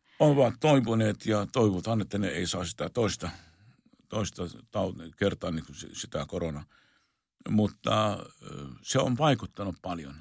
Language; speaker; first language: Finnish; non-native, fluent; Arabic